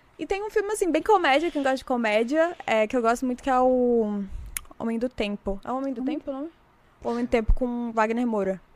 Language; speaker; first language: Portuguese; native; Portuguese